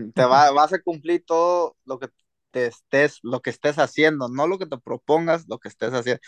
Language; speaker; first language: Spanish; early bilingual, heritage; Spanish